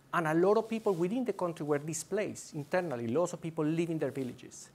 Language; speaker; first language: English; non-native, fluent; Spanish